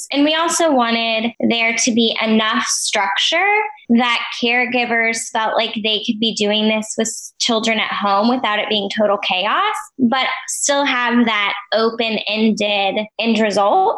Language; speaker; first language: English; native; English